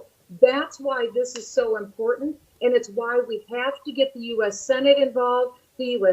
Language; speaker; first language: English; native; English